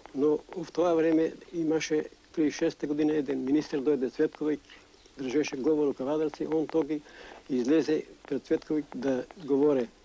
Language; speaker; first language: Macedonian; native; Macedonian